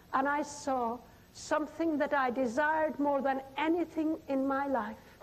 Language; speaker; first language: English; non-native, local second language; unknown